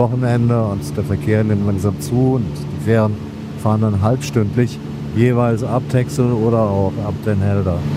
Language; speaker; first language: German; native; German